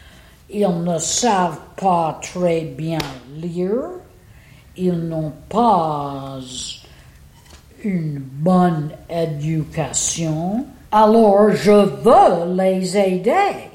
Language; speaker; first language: French; non-native, fluent; English